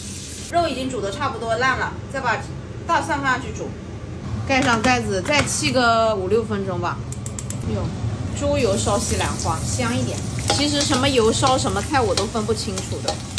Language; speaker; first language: Chinese; native; Chinese